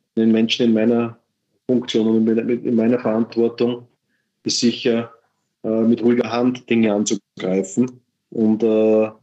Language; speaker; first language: German; native; German